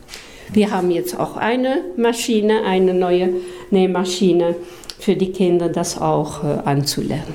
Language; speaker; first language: German; non-native, fluent; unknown